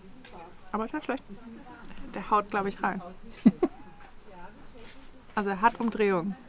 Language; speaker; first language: German; native; German